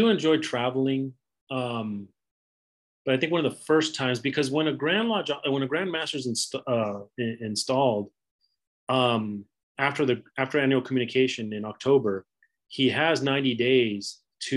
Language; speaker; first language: English; native; English